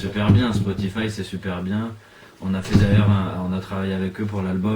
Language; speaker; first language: French; native; French